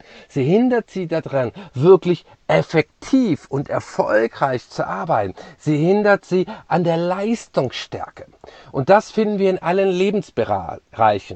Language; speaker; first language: German; native; German